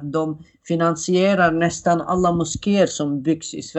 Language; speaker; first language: Swedish; non-native, fluent; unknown